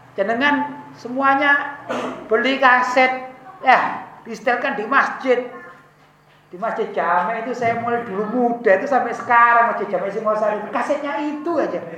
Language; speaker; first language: Indonesian; non-native, local second language; Javanese